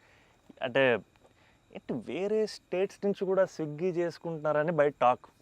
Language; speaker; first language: Telugu; native; Telugu